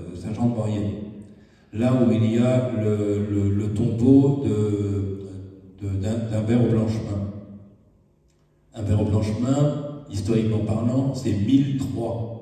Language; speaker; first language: French; native; French